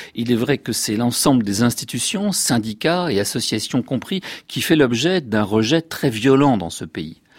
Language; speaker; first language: French; native; French